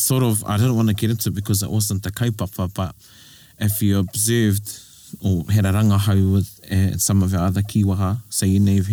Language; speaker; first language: English; native; English